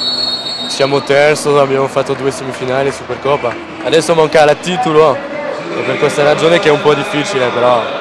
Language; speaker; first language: Italian; non-native, fluent; French